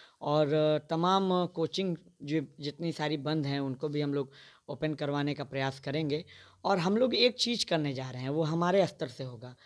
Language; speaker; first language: Hindi; native; Hindi